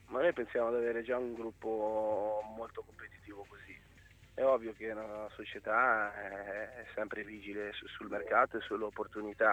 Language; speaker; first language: Italian; native; Italian